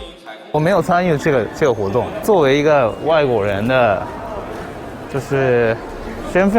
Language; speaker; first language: Chinese; non-native, fluent; Japanese